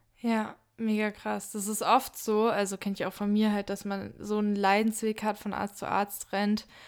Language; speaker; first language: German; native; German